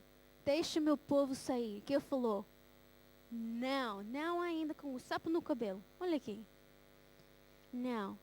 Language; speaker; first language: Portuguese; early bilingual, heritage; Portuguese